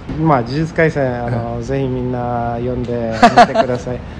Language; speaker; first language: Japanese; non-native, fluent; Czech